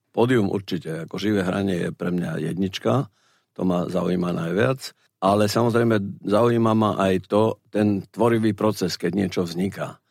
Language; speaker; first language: Slovak; native; Slovak